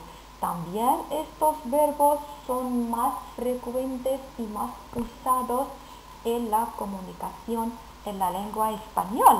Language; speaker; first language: Spanish; non-native, fluent; Arabic